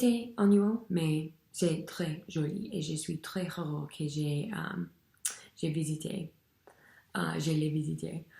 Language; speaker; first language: French; non-native, learner; English